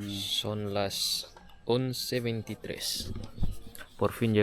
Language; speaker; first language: Spanish; non-native, fluent; Indonesian